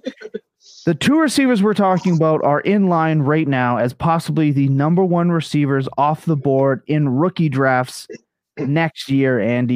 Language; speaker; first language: English; native; English